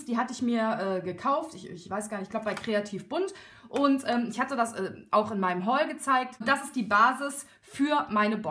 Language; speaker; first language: German; native; German